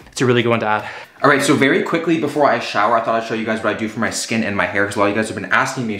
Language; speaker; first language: English; native; English